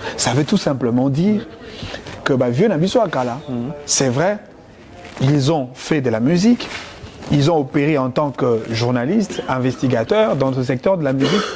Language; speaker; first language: French; non-native, local second language; Lingala